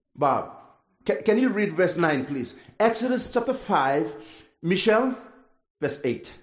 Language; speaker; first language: English; non-native, fluent; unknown